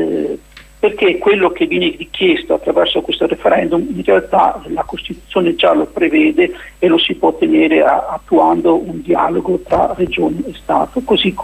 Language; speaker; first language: Italian; native; Italian